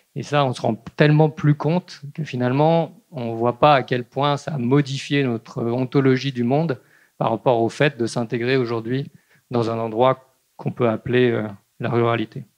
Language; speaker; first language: French; native; French